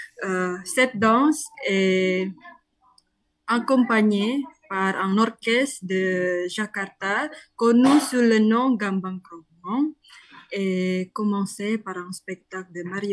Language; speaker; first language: French; non-native, learner; Indonesian